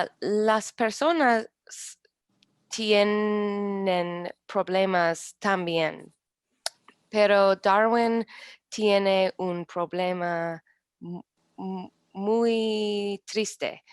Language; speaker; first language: Spanish; non-native, learner; English